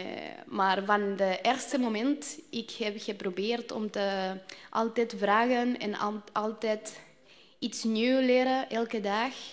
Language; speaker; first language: Dutch; non-native, learner; Spanish